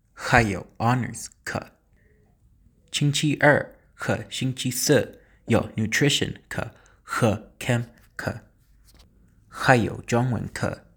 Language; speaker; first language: Chinese; non-native, learner; English